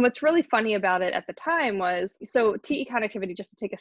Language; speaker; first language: English; native; English